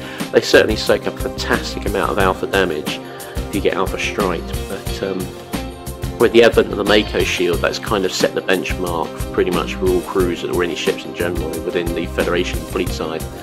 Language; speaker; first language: English; native; English